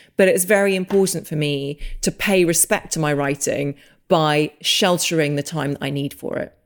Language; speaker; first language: English; native; English